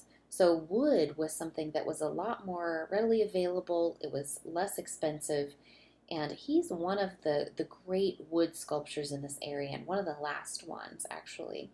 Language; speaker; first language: English; native; English